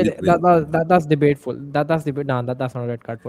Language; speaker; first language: English; non-native, fluent; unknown